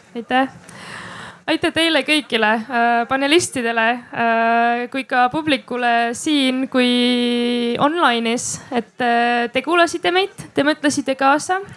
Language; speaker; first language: Estonian; non-native, local second language; Russian